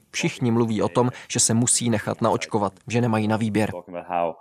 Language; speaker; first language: Czech; non-native, fluent; Dutch